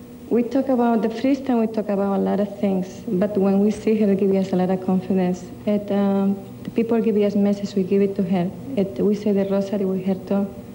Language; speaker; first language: English; non-native, learner; Spanish